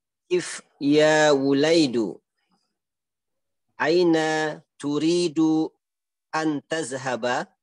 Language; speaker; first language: Arabic; non-native, learner; Indonesian